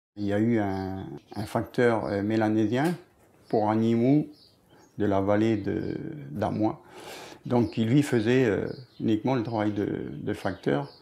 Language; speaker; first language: French; native; French